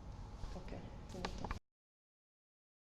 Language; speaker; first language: Italian; non-native, learner; Turkish